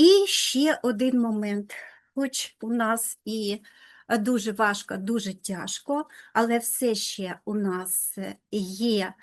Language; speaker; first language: Ukrainian; non-native, local second language; Russian